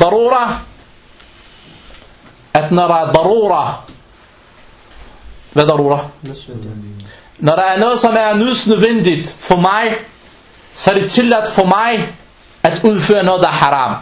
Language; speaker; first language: Danish; non-native, local second language; Arabic